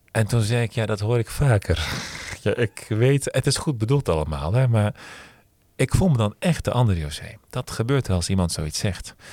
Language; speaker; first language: Dutch; early bilingual, other home language; Turkish